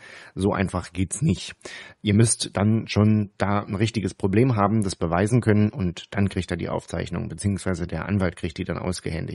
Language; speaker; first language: German; native; German